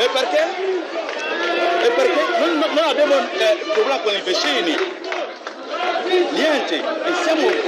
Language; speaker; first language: Italian; non-native, fluent; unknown